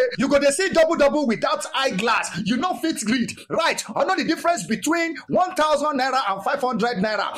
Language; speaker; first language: Nigerian Pidgin; non-native, local second language; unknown